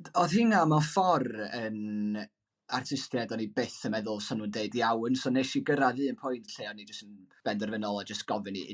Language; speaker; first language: Welsh; native; Welsh